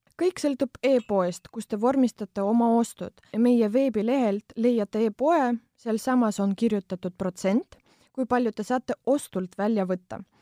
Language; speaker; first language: Estonian; non-native, local second language; Russian